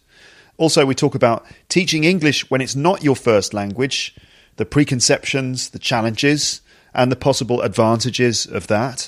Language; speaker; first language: English; native; English